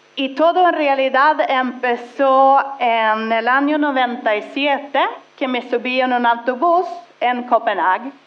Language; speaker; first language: Spanish; non-native, fluent; Swedish